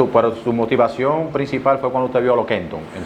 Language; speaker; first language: Spanish; native; Spanish